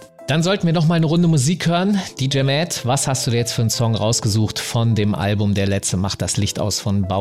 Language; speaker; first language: German; native; German